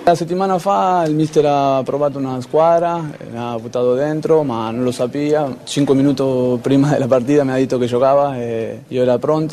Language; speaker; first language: Italian; non-native, learner; Spanish